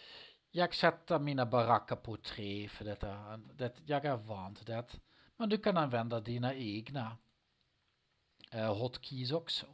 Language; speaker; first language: Swedish; non-native, learner; Dutch